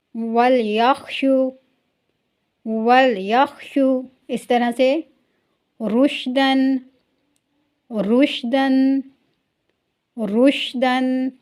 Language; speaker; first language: Urdu; native; Urdu